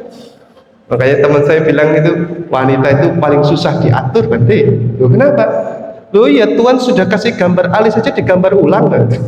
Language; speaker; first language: Indonesian; native; Indonesian